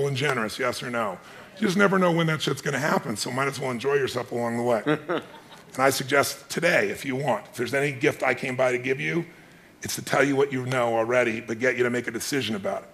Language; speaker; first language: English; native; English